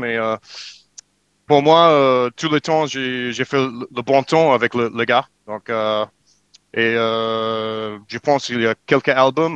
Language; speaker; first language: French; non-native, learner; English